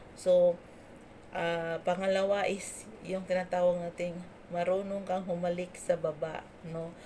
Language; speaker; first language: Filipino; non-native, local second language; Cebuano